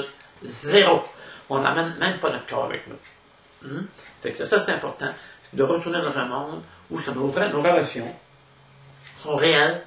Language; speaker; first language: French; native; French